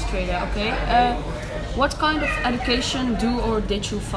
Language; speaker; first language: English; non-native, learner; Dutch